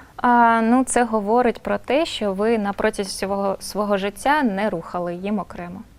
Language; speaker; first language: Ukrainian; non-native, local second language; Russian